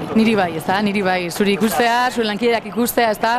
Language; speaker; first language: Basque; native; Basque